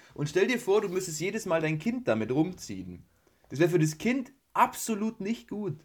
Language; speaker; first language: German; native; German